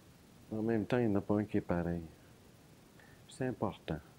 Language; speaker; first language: French; native; French